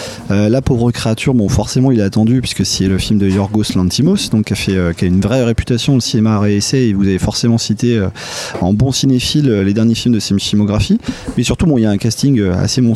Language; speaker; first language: French; native; French